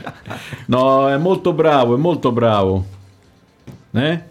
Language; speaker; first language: Italian; native; Italian